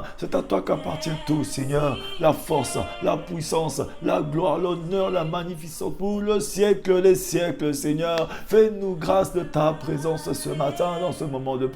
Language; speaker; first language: French; non-native, local second language; Lingala